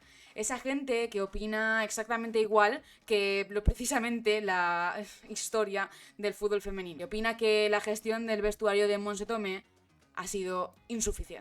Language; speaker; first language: Spanish; native; Spanish